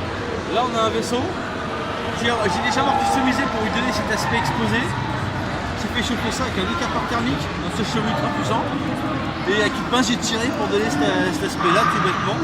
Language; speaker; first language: French; native; French